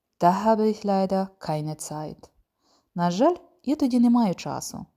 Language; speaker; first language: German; non-native, fluent; Ukrainian